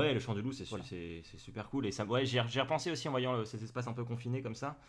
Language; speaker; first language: French; native; French